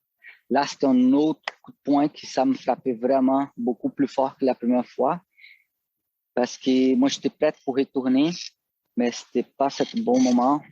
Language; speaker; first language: French; non-native, fluent; Portuguese